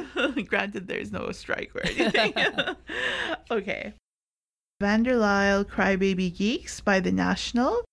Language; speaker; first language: English; non-native, fluent; Arabic